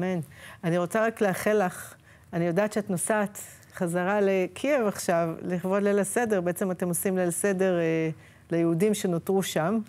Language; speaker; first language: Hebrew; native; Hebrew